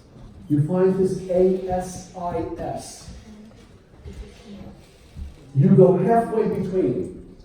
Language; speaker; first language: English; native; English